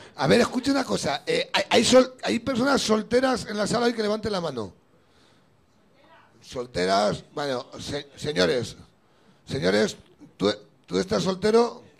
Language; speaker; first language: Spanish; native; Spanish